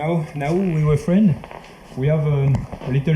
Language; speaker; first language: English; non-native, learner; French